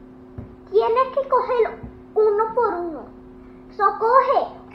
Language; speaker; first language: Spanish; early bilingual, heritage; English